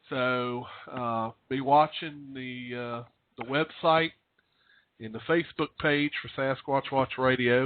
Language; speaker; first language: English; native; English